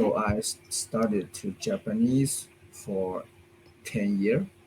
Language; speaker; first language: English; non-native, learner; Chinese